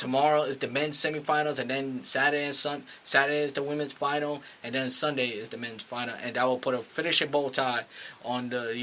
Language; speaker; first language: English; native; English